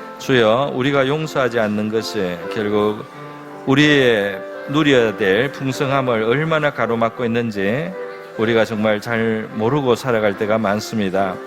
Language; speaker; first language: Korean; native; Korean